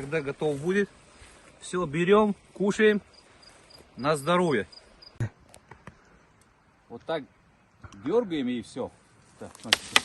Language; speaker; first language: Russian; non-native, local second language; Tajik